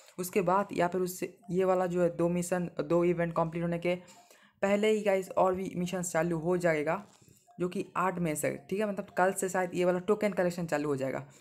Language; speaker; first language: Hindi; non-native, local second language; Bangla